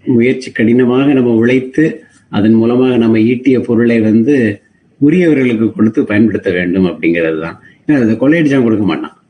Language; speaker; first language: Tamil; native; Tamil